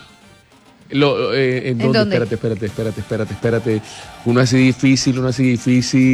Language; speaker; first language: Spanish; native; Spanish